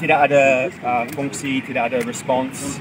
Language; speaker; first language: Indonesian; non-native, learner; English